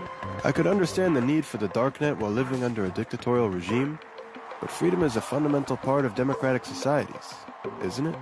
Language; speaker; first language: English; non-native, fluent; Hebrew